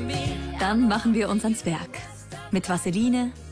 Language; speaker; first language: German; native; German